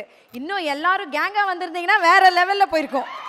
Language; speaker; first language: Tamil; native; Tamil